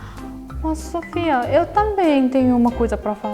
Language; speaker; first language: Portuguese; non-native, fluent; Korean